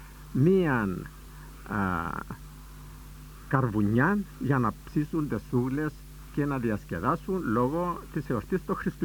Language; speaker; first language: Greek; native; Greek